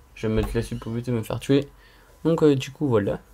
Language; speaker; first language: French; native; French